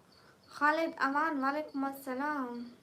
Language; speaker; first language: Hindi; non-native, local second language; Punjabi